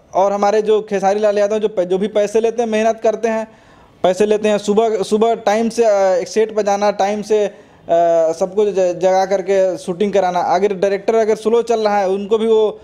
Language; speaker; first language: Hindi; native; Hindi